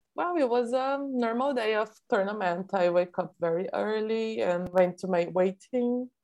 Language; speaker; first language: English; non-native, fluent; Portuguese